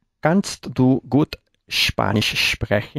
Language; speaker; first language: German; non-native, learner; Spanish